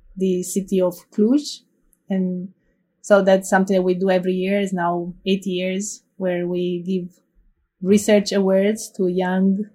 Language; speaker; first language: English; non-native, fluent; Romanian